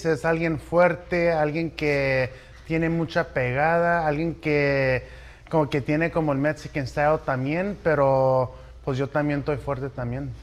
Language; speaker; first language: Spanish; early bilingual, heritage; Spanish